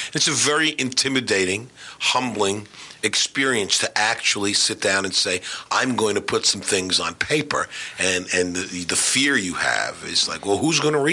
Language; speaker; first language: English; native; English